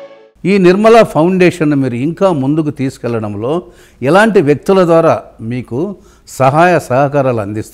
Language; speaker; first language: Telugu; native; Telugu